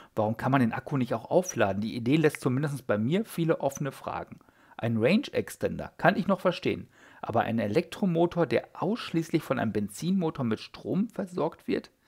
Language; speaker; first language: German; native; German